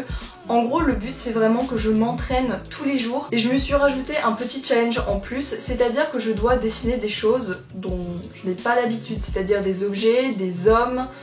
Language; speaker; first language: French; native; French